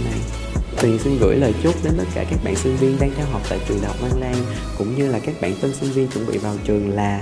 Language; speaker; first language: Vietnamese; native; Vietnamese